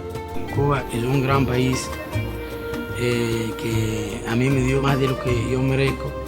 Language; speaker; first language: Spanish; non-native, fluent; Arabic